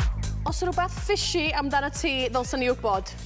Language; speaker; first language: Welsh; native; Welsh